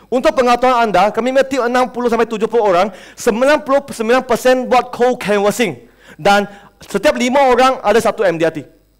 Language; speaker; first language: Malay; non-native, local second language; Chinese